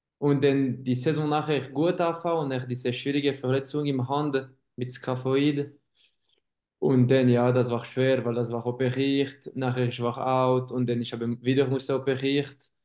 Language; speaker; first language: German; non-native, local second language; French